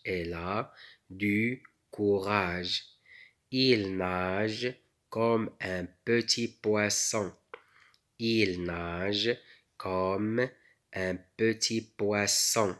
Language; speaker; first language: French; non-native, local second language; Arabic